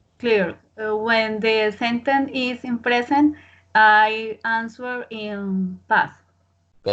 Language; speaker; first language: English; non-native, learner; Spanish